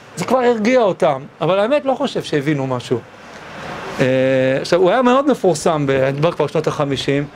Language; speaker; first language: Hebrew; early bilingual, other home language; English